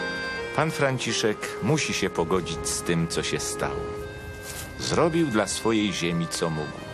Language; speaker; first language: Polish; native; Polish